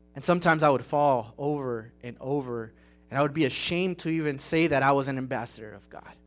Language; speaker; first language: English; non-native, fluent; Spanish